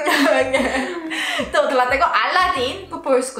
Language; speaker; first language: Polish; non-native, learner; Korean